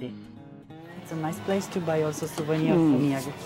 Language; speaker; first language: English; non-native, fluent; Italian